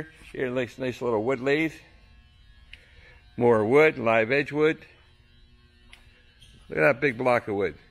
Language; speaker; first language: English; native; English